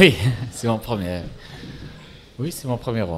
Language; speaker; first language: French; non-native, local second language; Arabic